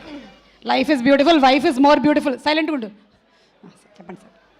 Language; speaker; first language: Telugu; native; Telugu